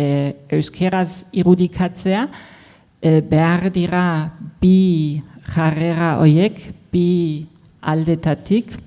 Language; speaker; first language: Basque; non-native, fluent; German